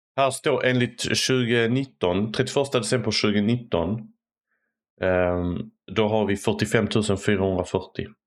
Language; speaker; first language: Swedish; native; Swedish